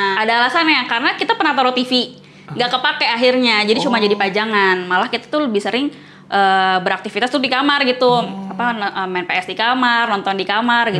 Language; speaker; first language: Indonesian; native; Indonesian